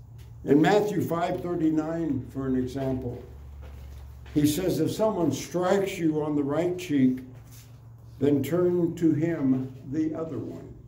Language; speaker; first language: English; native; English